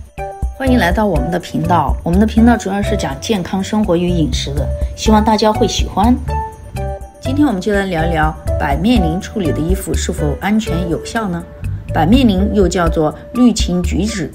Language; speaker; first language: Chinese; native; Chinese